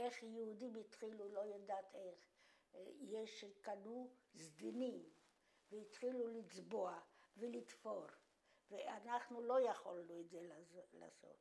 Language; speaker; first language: Hebrew; non-native, fluent; Polish